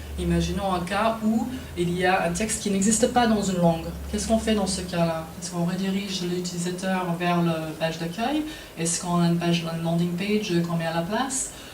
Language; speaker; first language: French; non-native, fluent; English